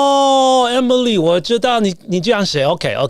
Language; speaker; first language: Chinese; non-native, fluent; English